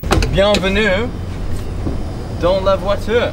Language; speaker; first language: French; non-native, learner; English